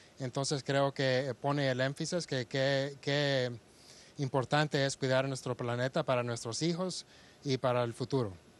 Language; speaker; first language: Spanish; early bilingual, heritage; Spanish